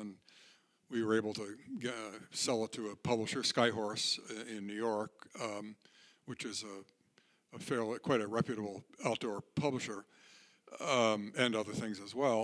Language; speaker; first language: English; native; English